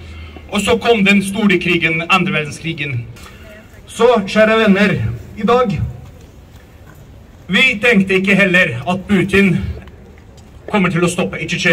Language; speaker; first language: Norwegian; non-native, fluent; Chechen